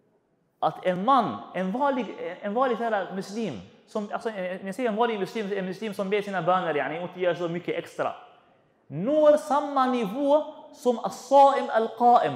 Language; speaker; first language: Swedish; non-native, fluent; Arabic